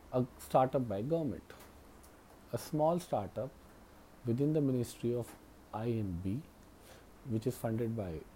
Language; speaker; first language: Hindi; native; Hindi